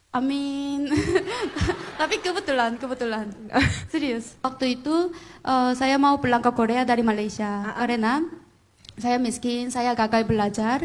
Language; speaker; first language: Indonesian; non-native, fluent; Korean